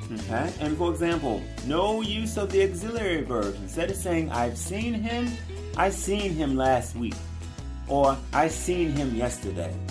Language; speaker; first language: English; native; English